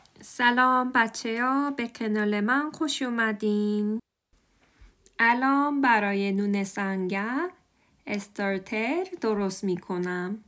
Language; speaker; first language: Persian; non-native, learner; Korean